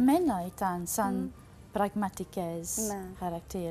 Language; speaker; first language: Greek; non-native, learner; English